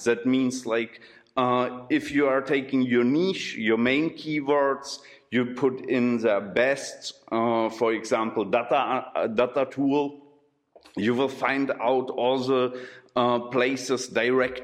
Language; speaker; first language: English; non-native, fluent; German